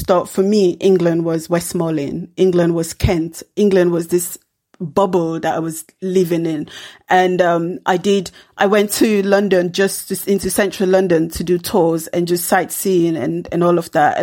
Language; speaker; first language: English; non-native, local second language; Krio